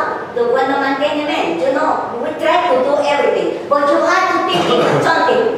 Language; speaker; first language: English; non-native, learner; Spanish